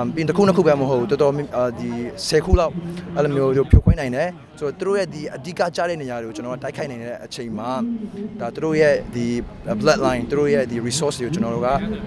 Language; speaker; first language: Burmese; non-native, local second language; Kachin